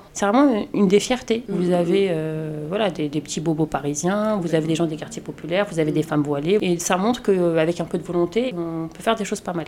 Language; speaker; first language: French; native; French